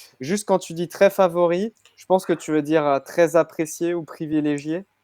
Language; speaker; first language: French; native; French